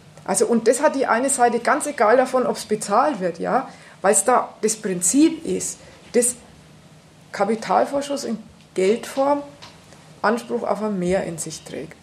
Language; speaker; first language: German; native; German